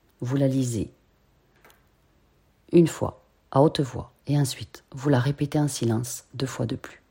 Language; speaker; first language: French; native; French